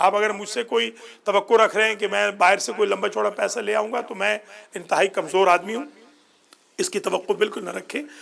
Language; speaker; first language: Urdu; non-native, local second language; Punjabi